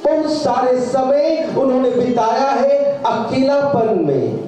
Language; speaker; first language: Hindi; non-native, local second language; Bangla